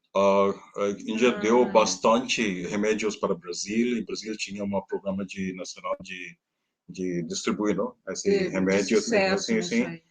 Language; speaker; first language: Portuguese; non-native, learner; Hindi